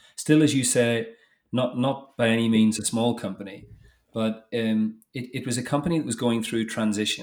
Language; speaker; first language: English; native; English